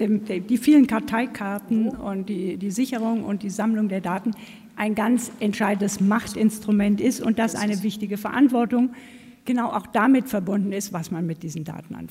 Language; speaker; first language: German; native; German